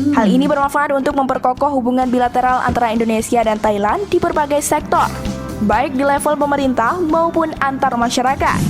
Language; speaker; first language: Indonesian; native; Indonesian